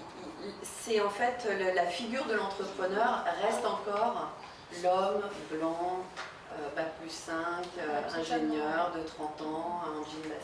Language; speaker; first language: French; native; French